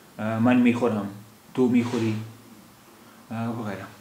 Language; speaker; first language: Persian; non-native, fluent; Urdu